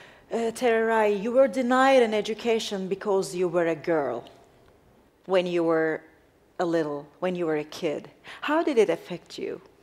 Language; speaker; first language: English; non-native, fluent; Turkish